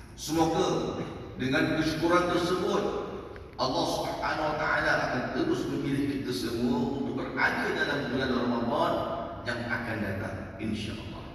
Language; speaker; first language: Malay; native; Malay